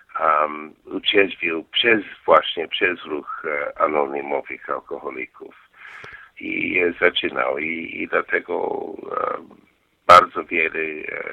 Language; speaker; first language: Polish; non-native, learner; English